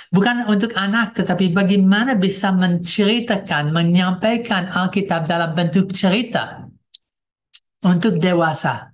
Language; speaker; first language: Indonesian; non-native, fluent; English